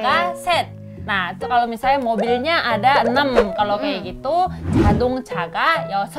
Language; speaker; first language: Indonesian; non-native, fluent; Korean